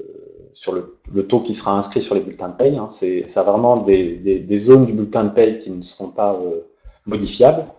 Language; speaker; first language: French; native; French